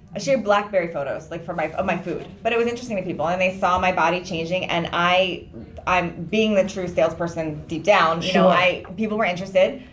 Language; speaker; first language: English; native; English